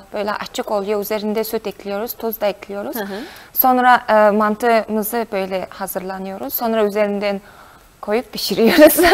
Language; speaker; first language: Turkish; non-native, fluent; Mongolian